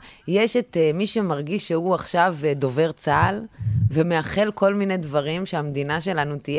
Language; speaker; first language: Hebrew; native; Hebrew